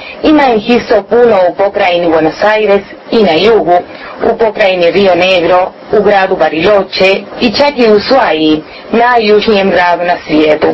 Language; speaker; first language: Croatian; early bilingual, heritage; Croatian